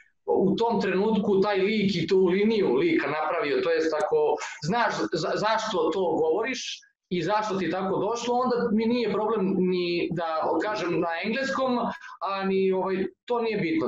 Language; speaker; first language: Serbian; native; Serbian